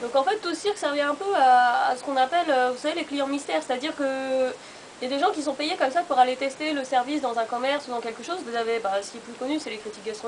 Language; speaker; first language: French; native; French